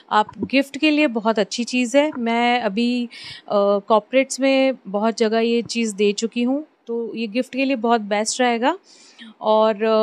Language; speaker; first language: Hindi; native; Hindi